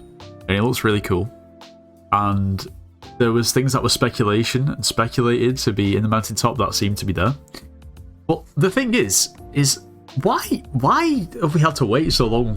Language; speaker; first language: English; native; English